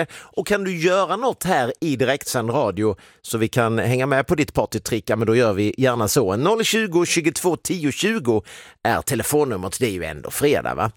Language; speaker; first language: Swedish; native; Swedish